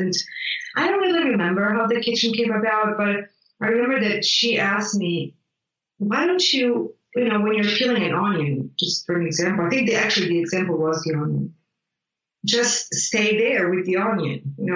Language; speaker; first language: English; non-native, fluent; Italian